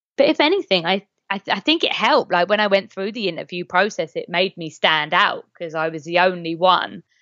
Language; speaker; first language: English; native; English